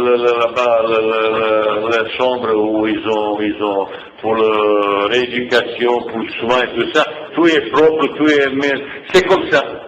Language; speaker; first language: French; non-native, fluent; Bosnian